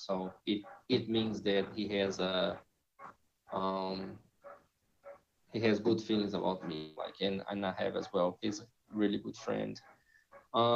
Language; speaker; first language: English; non-native, fluent; Portuguese